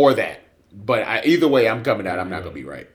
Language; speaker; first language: English; native; English